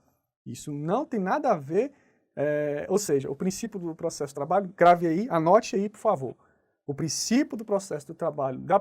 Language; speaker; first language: Portuguese; native; Portuguese